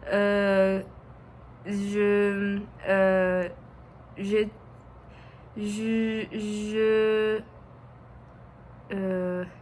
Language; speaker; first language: French; non-native, learner; Portuguese